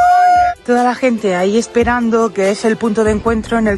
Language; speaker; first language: Spanish; native; Spanish